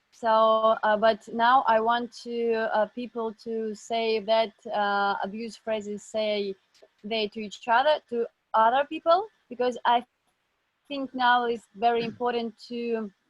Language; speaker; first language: English; non-native, learner; Russian